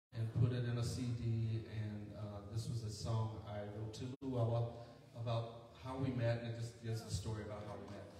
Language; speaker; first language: English; native; English